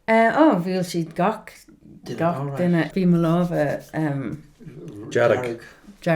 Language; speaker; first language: Irish; non-native, local second language; English